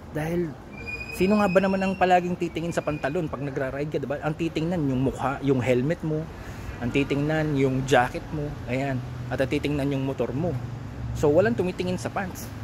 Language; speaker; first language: Filipino; native; Filipino